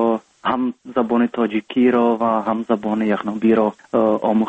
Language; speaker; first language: Persian; non-native, learner; Czech